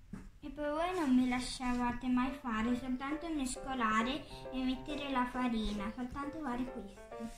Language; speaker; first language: Italian; early bilingual, other home language; Sinhala